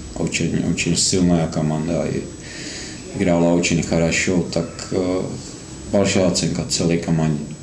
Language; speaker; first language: Russian; non-native, fluent; Slovak